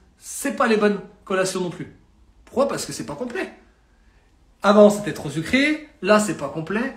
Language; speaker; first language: French; native; French